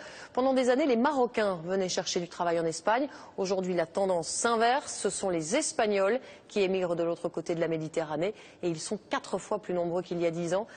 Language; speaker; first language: French; native; French